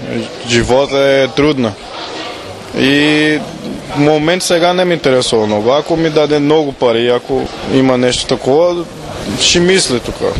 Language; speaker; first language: Bulgarian; non-native, learner; Portuguese